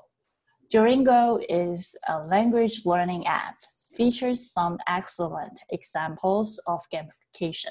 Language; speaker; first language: English; non-native, fluent; Chinese